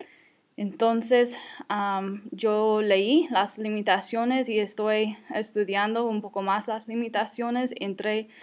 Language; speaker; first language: Spanish; non-native, fluent; English